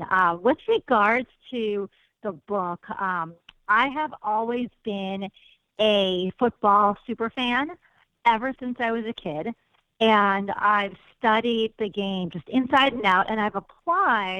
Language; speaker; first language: English; native; English